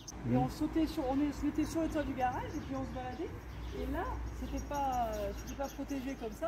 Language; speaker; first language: French; native; French